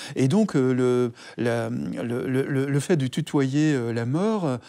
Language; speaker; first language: French; native; French